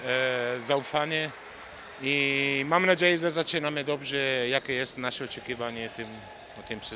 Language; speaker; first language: Polish; non-native, learner; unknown